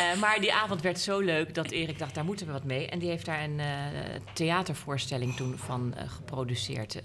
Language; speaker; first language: Dutch; native; Dutch